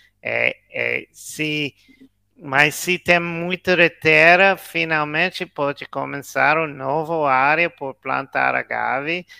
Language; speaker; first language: Portuguese; non-native, learner; English